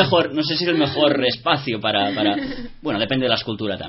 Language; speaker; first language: Spanish; non-native, local second language; Catalan